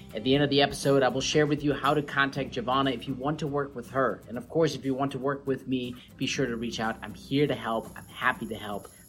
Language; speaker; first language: English; non-native, fluent; German